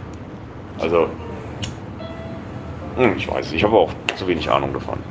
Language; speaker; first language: German; native; German